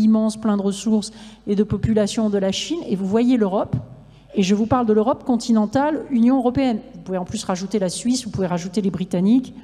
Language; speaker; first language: French; native; French